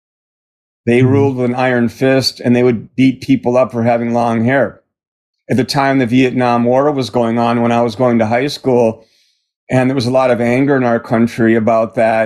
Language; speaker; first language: English; native; English